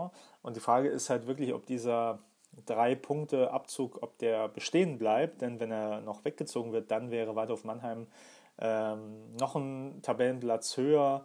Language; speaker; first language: German; native; German